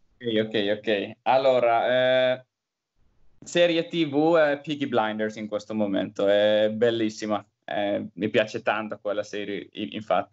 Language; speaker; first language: Italian; non-native, learner; Finnish